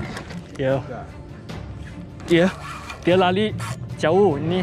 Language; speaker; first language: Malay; non-native, local second language; Chinese